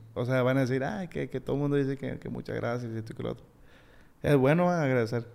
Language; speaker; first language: Spanish; native; Spanish